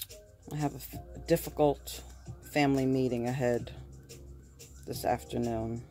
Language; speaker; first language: English; native; English